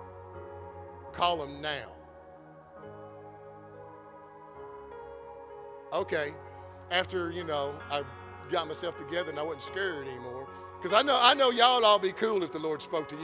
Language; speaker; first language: English; native; English